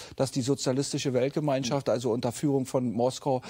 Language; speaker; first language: German; native; German